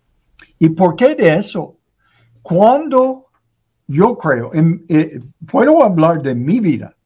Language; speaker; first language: Spanish; non-native, learner; English